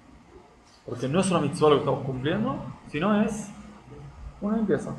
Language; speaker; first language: Spanish; native; Spanish